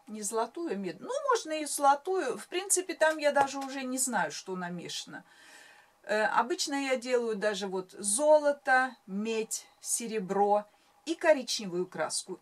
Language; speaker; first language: Russian; native; Russian